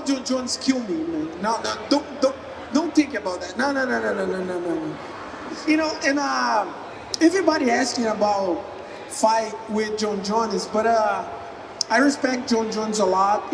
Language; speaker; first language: English; non-native, learner; Portuguese